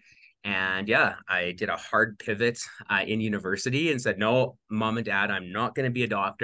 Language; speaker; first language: English; native; English